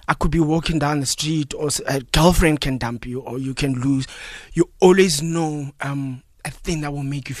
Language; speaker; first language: English; non-native, local second language; Northern Sotho